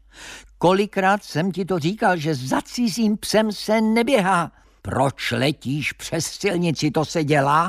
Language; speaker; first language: Czech; native; Czech